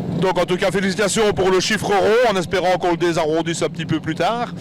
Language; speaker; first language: French; native; French